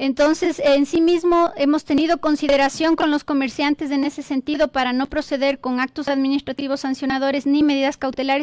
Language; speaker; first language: Spanish; native; Spanish